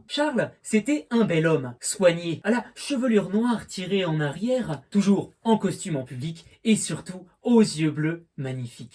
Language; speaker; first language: French; native; French